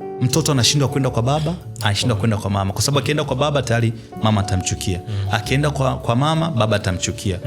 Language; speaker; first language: Swahili; native; Swahili